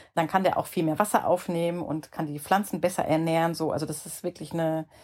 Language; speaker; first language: German; native; German